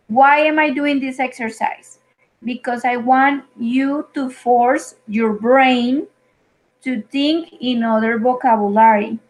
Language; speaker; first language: English; non-native, fluent; Spanish